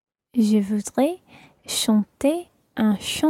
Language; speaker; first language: French; non-native, learner; English